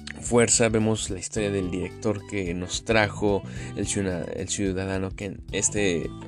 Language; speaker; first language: Spanish; native; Spanish